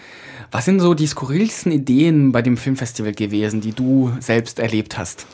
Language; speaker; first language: German; native; German